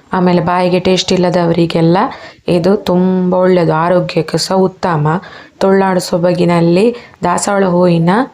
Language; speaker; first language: Kannada; non-native, local second language; Tulu